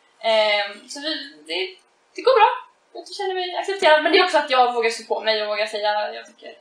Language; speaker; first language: Swedish; native; Swedish